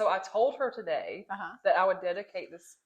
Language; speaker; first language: English; native; English